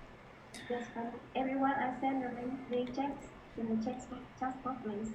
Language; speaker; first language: English; non-native, fluent; Vietnamese